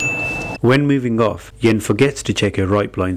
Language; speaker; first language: English; native; English